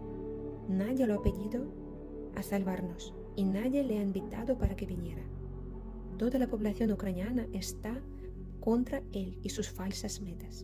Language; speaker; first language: Spanish; non-native, fluent; Ukrainian